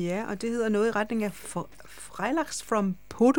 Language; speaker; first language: Danish; native; Danish